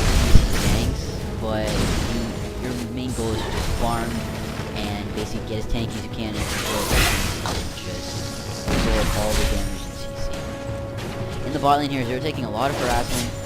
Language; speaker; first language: English; native; English